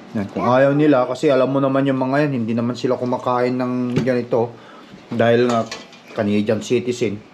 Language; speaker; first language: Filipino; non-native, local second language; Iloko